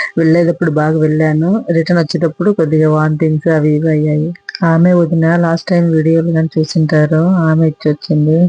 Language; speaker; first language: Telugu; native; Telugu